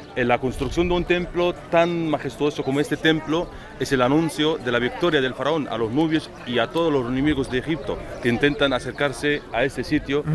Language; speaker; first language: Spanish; non-native, fluent; Arabic